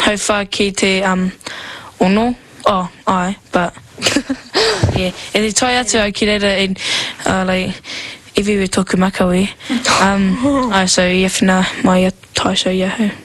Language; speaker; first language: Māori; non-native, local second language; English